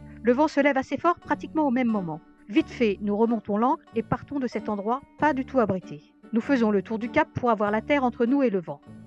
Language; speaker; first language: French; native; French